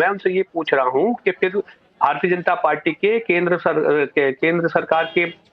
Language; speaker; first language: Hindi; native; Hindi